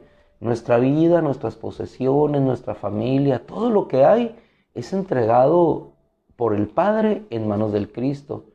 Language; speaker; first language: Spanish; native; Spanish